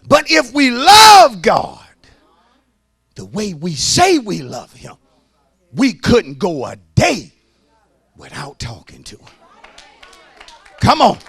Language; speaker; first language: English; native; English